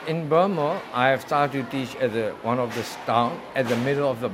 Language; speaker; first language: English; non-native, learner; Burmese